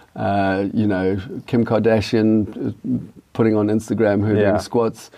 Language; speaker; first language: English; native; English